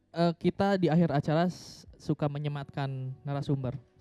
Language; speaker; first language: Indonesian; native; Indonesian